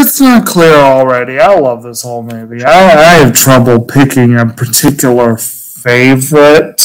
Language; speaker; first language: English; native; English